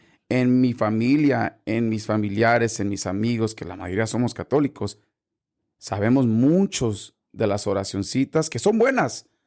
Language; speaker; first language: Spanish; early bilingual, heritage; Spanish